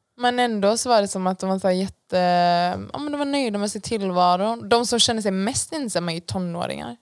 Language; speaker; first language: Swedish; early bilingual, other home language; Persian